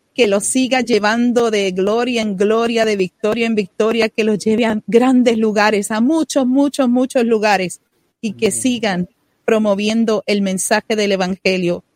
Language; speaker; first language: Spanish; native; Spanish